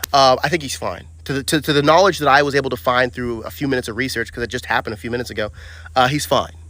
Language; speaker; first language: English; native; English